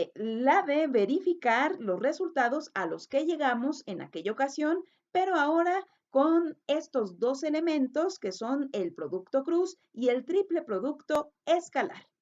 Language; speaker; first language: Spanish; native; Spanish